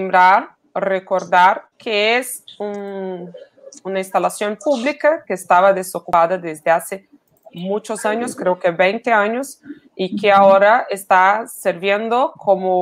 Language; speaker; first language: Spanish; non-native, fluent; Portuguese